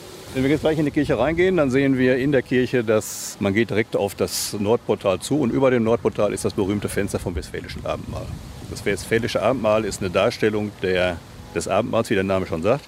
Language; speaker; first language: German; native; German